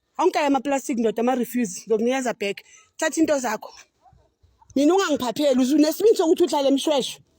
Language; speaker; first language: Zulu; native; Zulu